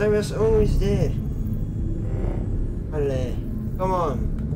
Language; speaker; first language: English; non-native, learner; Dutch